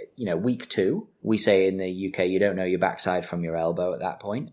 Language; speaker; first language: English; native; English